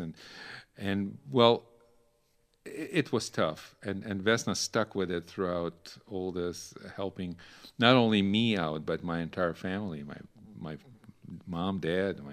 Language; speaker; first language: English; non-native, fluent; Ukrainian